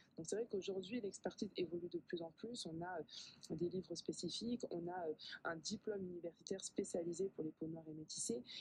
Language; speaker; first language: French; native; French